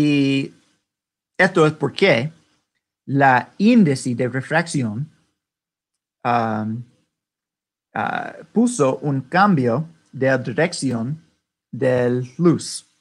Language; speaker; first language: Spanish; non-native, learner; English